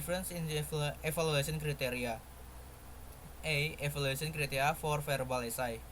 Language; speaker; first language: English; non-native, learner; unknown